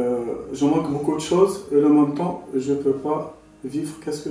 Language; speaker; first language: French; non-native, local second language; Arabic